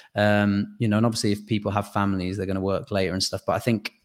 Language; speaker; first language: English; native; English